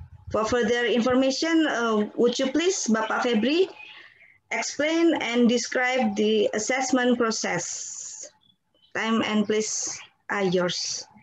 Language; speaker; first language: English; non-native, fluent; Indonesian